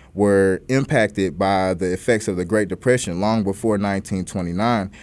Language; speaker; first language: English; native; English